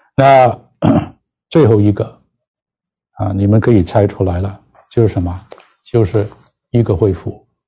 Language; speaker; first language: Chinese; non-native, local second language; Cantonese